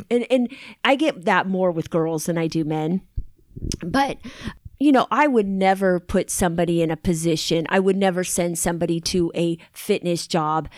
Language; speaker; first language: English; native; English